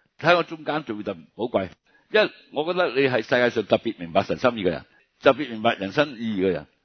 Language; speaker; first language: Cantonese; native; Cantonese